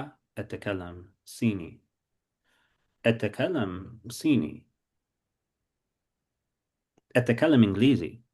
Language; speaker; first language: Arabic; non-native, fluent; English